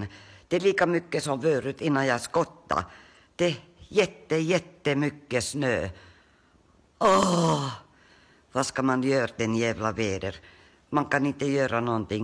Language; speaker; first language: Swedish; non-native, fluent; Finnish